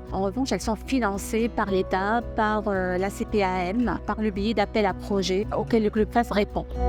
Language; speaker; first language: French; native; French